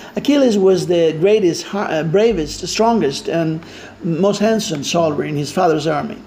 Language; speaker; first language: English; non-native, fluent; Spanish